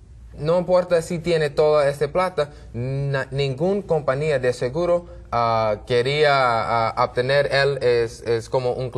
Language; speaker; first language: Spanish; non-native, learner; English